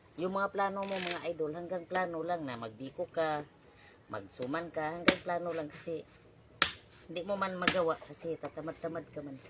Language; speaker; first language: Filipino; non-native, local second language; Cebuano